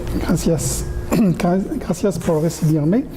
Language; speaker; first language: Spanish; non-native, learner; French